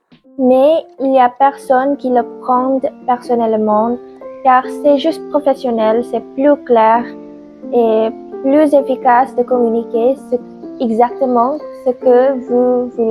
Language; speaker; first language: French; non-native, learner; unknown